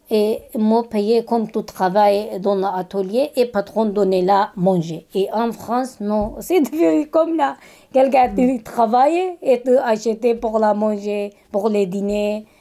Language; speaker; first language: French; non-native, learner; Kurdish